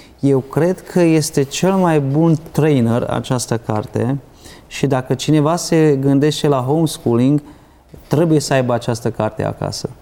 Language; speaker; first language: Romanian; non-native, local second language; Hungarian